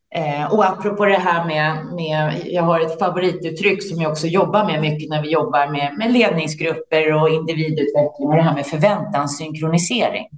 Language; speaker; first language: Swedish; native; Swedish